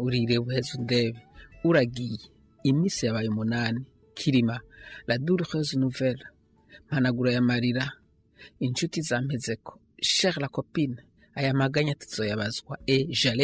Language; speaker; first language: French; non-native, local second language; Rundi